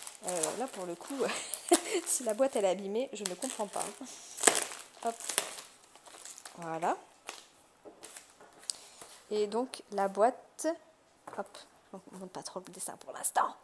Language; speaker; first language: French; native; French